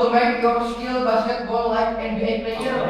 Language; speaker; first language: English; non-native, learner; Indonesian